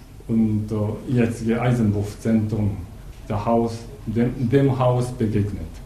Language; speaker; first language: German; non-native, learner; Japanese